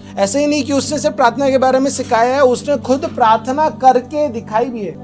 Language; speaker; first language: Hindi; non-native, local second language; Marathi